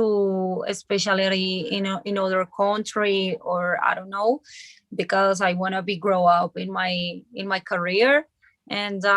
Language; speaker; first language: English; non-native, learner; Spanish